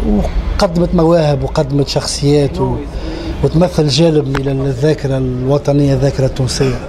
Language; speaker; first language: Arabic; native; Arabic